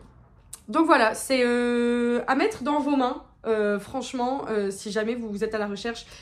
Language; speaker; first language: French; native; French